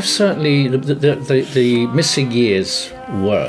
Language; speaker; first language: English; native; English